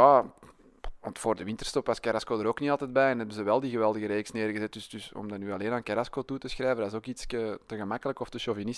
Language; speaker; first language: Dutch; native; Dutch